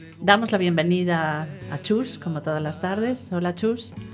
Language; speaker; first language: Spanish; native; Spanish